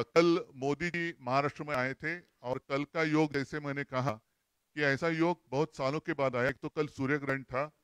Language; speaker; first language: Hindi; non-native, local second language; Marathi